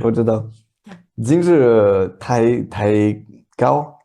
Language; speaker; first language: Chinese; non-native, learner; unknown